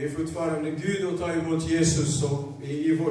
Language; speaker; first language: Swedish; non-native, fluent; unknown